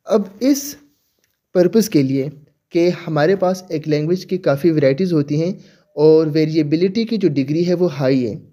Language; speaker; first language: Urdu; native; Urdu